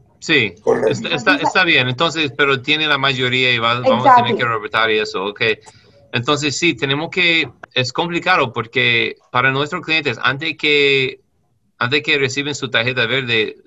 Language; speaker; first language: Spanish; non-native, learner; English